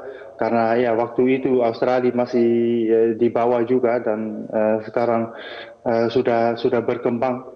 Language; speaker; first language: Indonesian; early bilingual, heritage; Dutch